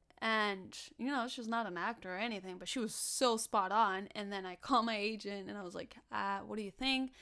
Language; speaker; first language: English; early bilingual, other home language; Spanish